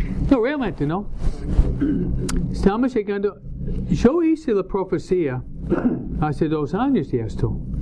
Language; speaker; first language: Spanish; non-native, fluent; English